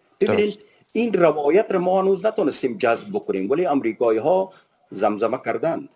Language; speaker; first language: Persian; native; Persian